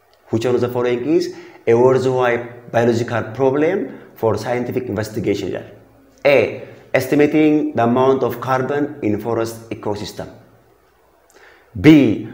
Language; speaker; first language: English; non-native, local second language; Amharic